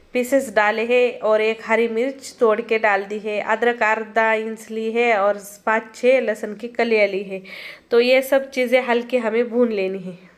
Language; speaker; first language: Hindi; non-native, local second language; Marathi